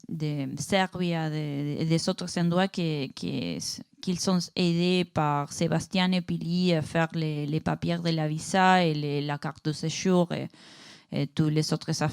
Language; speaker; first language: French; non-native, learner; Spanish